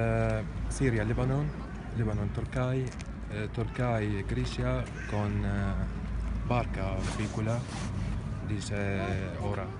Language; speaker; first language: Italian; non-native, learner; Arabic